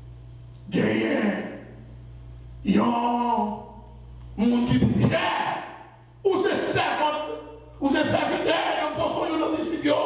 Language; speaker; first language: French; non-native, local second language; Haitian Creole